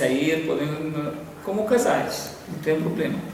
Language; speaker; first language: Portuguese; non-native, fluent; Arabic